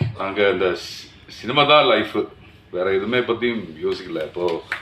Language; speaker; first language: Tamil; non-native, learner; Malayalam